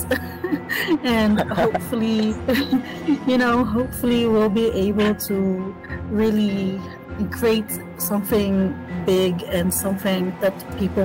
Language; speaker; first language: English; non-native, local second language; Filipino